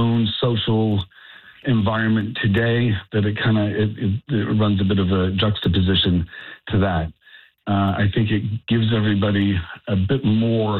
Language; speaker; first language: English; native; English